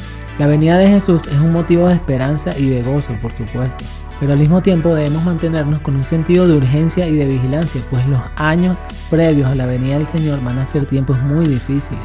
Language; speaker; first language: Spanish; native; Spanish